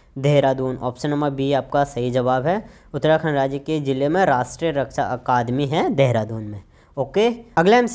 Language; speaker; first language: Hindi; native; Hindi